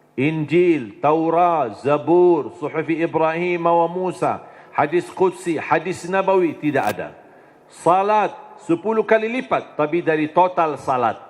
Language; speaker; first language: Indonesian; non-native, fluent; Arabic